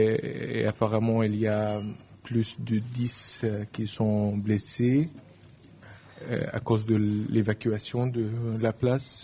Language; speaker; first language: French; non-native, learner; Arabic